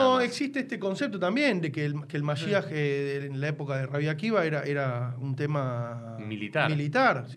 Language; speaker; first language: Spanish; native; Spanish